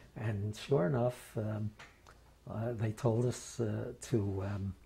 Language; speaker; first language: English; native; English